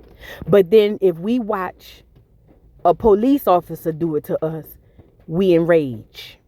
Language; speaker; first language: English; native; English